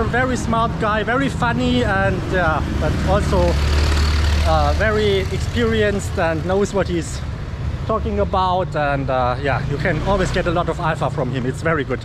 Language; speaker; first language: English; non-native, fluent; German